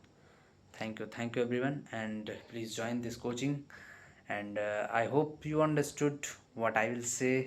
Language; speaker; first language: English; non-native, learner; Hindi